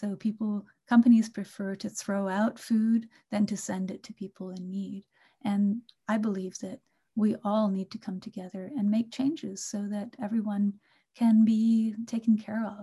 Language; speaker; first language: English; non-native, local second language; Bangla